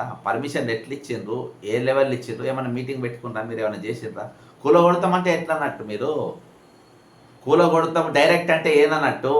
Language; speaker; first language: Telugu; native; Telugu